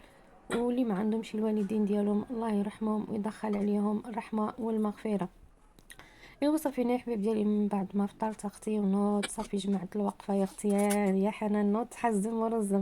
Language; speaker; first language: Arabic; native; Arabic